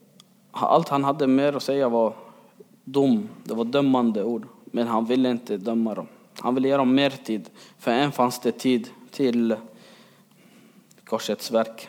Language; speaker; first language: Swedish; early bilingual, other home language; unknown